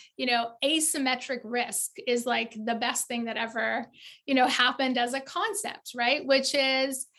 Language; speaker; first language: English; native; English